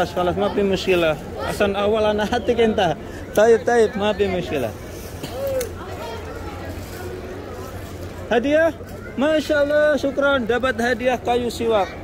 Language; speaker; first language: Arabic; non-native, learner; Indonesian